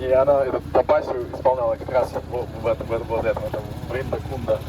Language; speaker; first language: Russian; native; Russian